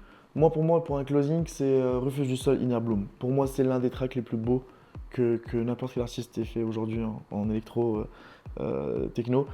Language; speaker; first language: French; non-native, local second language; Arabic